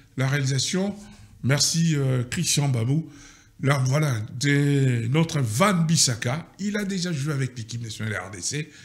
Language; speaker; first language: French; non-native, local second language; Lingala